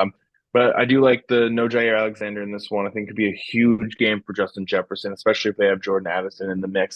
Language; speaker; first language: English; native; English